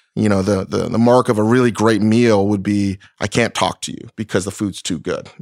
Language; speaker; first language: English; native; English